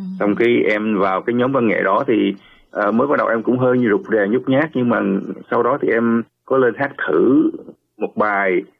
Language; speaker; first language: Vietnamese; early bilingual, heritage; Vietnamese